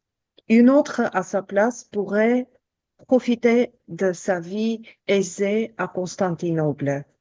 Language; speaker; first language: French; non-native, fluent; Armenian